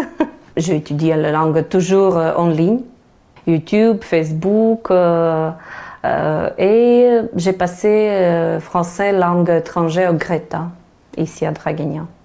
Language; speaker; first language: French; non-native, learner; Ukrainian